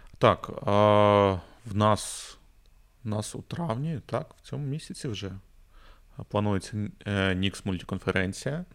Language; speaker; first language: Ukrainian; native; Ukrainian